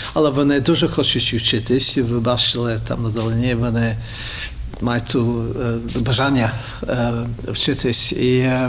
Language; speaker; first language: Ukrainian; early bilingual, heritage; Ukrainian